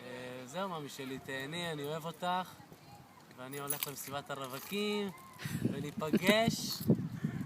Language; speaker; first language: Hebrew; native; Hebrew